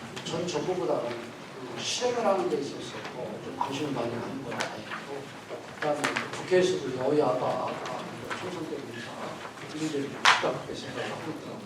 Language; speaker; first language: Korean; native; Korean